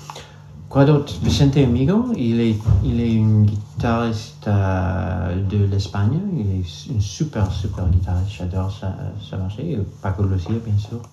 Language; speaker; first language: French; non-native, local second language; English